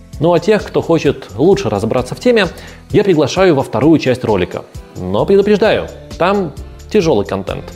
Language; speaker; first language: Russian; native; Russian